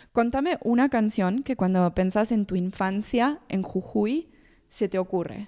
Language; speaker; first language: Spanish; native; Spanish